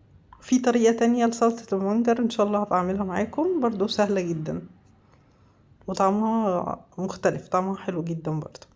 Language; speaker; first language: Arabic; native; Arabic